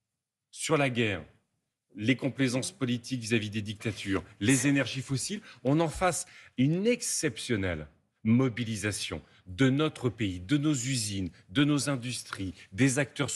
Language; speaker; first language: French; native; French